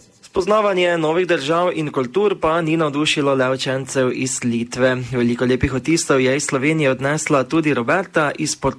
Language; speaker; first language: Slovenian; native; Slovenian